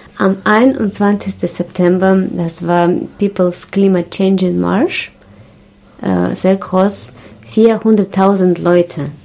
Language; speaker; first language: German; non-native, learner; Russian